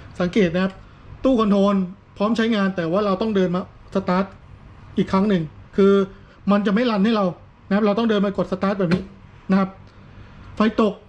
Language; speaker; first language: Thai; native; Thai